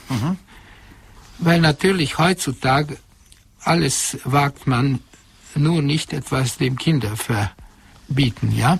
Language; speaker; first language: German; non-native, fluent; Hungarian